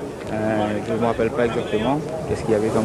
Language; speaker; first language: French; non-native, local second language; Morisyen